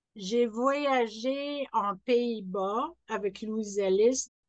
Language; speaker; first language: French; non-native, fluent; English